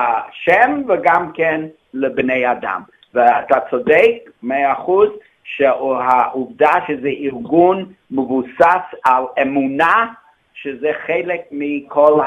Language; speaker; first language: Hebrew; non-native, fluent; English